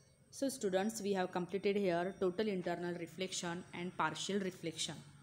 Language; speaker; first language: English; non-native, local second language; Marathi